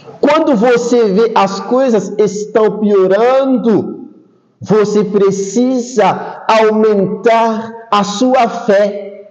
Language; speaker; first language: Portuguese; non-native, fluent; Haitian Creole